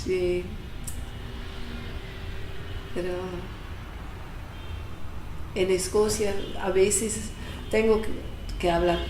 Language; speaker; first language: Spanish; non-native, fluent; English